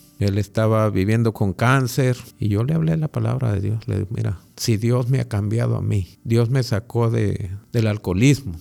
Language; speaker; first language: Spanish; native; Spanish